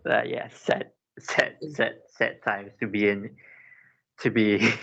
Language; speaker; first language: English; non-native, local second language; Malay